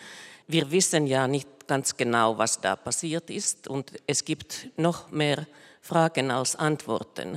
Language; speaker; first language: German; non-native, fluent; Finnish